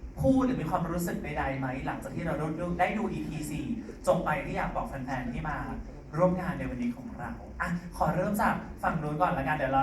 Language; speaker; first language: Thai; native; Thai